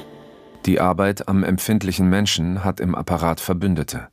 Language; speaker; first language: German; native; German